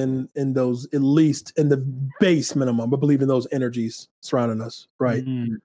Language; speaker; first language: English; native; English